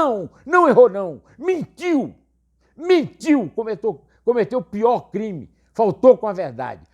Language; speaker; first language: Portuguese; native; Portuguese